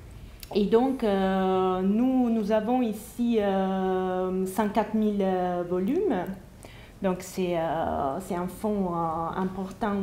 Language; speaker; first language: French; non-native, fluent; Italian